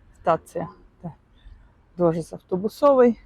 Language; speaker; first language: Polish; non-native, fluent; Russian